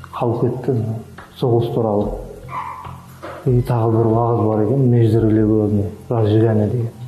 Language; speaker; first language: Kazakh; non-native, local second language; Uzbek